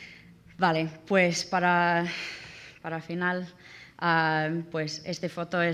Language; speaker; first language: Spanish; non-native, learner; English